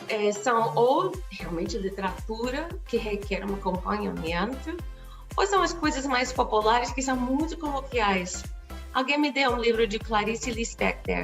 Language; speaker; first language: Portuguese; non-native, fluent; English